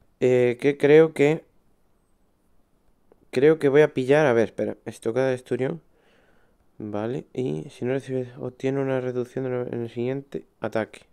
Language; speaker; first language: Spanish; native; Spanish